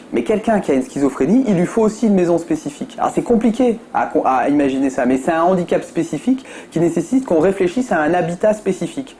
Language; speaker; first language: French; native; French